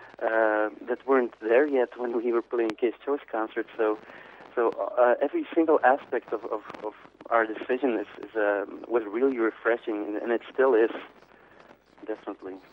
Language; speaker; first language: English; non-native, fluent; Dutch